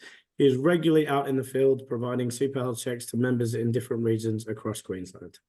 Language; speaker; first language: English; native; English